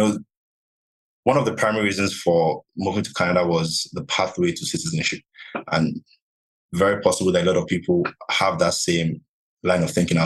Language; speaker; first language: English; non-native, local second language; Yoruba